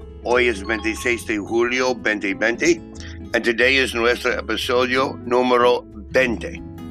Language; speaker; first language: Spanish; non-native, learner; English